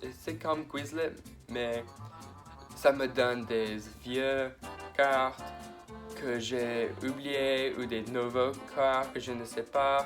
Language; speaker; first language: French; non-native, learner; English